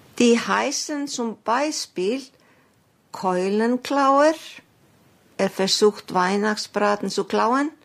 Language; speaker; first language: German; non-native, fluent; Icelandic